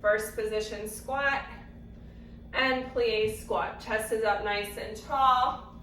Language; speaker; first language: English; native; English